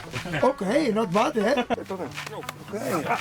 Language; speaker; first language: English; non-native, fluent; Spanish